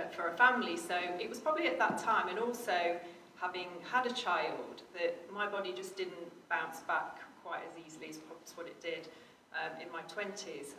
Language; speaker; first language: English; native; English